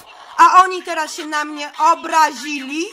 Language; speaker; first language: Polish; native; Polish